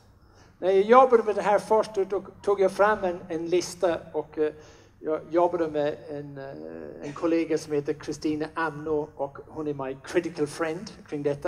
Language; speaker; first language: Swedish; non-native, fluent; English